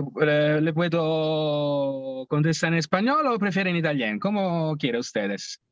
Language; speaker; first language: Spanish; non-native, learner; Italian